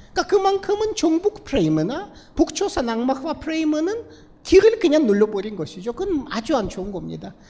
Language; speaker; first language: Korean; non-native, fluent; Russian